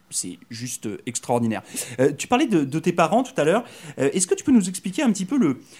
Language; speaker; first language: French; native; French